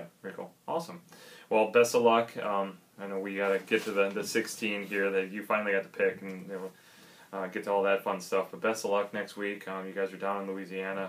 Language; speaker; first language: English; native; English